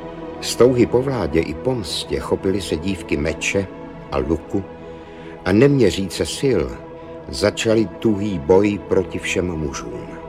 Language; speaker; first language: Czech; native; Czech